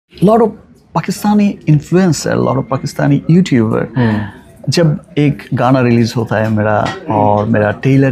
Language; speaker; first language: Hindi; non-native, learner; Bangla